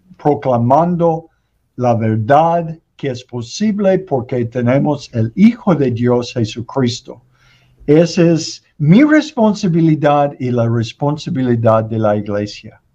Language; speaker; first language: Spanish; non-native, learner; English